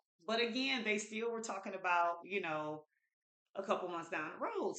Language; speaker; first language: English; native; English